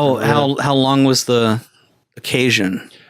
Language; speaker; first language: English; native; English